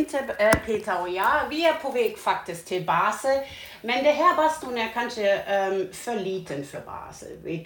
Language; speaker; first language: Swedish; non-native, learner; German